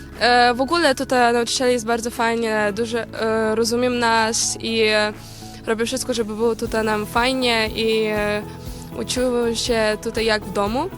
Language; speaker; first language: Polish; non-native, learner; Ukrainian